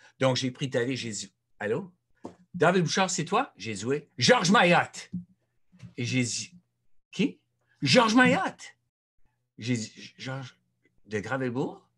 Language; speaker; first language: French; native; French